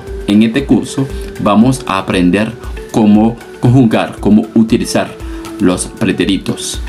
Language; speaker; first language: Spanish; non-native, fluent; French